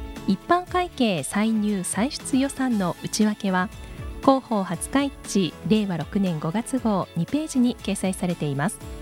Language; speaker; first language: Japanese; native; Japanese